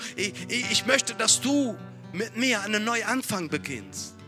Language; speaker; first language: German; non-native, fluent; Italian